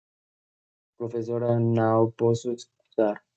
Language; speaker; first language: Portuguese; non-native, learner; Spanish